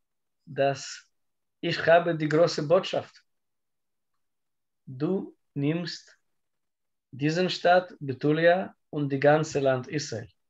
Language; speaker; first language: German; non-native, learner; Russian